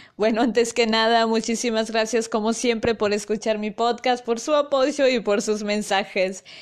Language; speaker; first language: Spanish; non-native, fluent; Italian